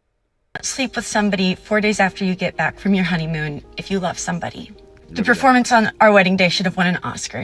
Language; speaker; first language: English; native; English